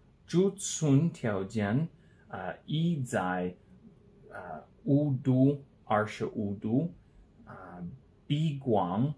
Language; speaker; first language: Chinese; non-native, learner; English